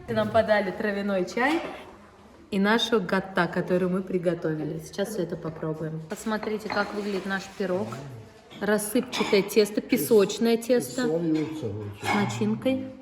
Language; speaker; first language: Russian; native; Russian